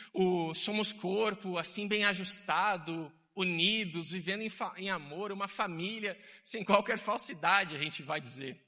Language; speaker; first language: Portuguese; native; Portuguese